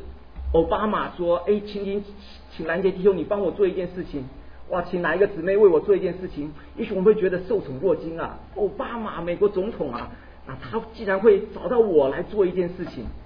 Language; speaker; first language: Chinese; native; Chinese